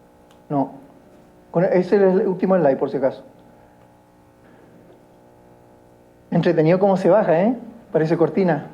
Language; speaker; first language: Spanish; native; Spanish